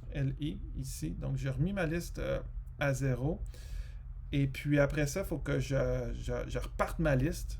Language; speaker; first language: French; native; French